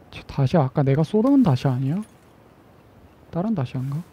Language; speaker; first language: Korean; native; Korean